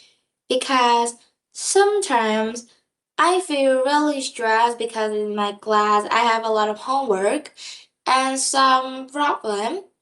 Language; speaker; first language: English; non-native, learner; Vietnamese